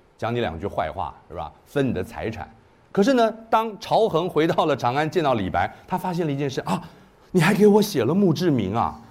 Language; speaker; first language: Chinese; native; Chinese